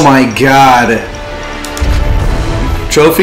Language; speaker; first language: English; native; English